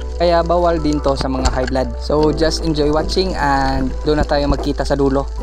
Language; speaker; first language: Filipino; non-native, local second language; Cebuano